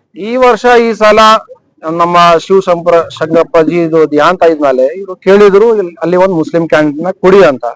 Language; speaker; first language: Kannada; non-native, local second language; Urdu